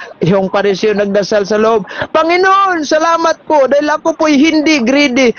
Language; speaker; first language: Filipino; non-native, local second language; Cebuano